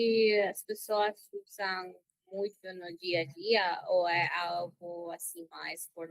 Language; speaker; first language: Portuguese; non-native, learner; Spanish